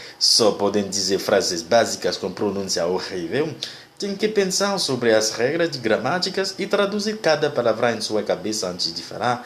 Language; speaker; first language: Portuguese; non-native, learner; Haitian Creole